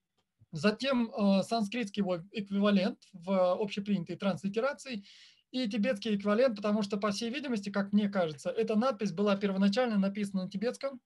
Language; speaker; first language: Russian; native; Russian